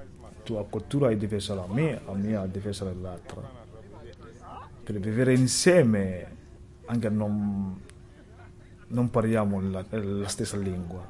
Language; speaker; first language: Italian; non-native, learner; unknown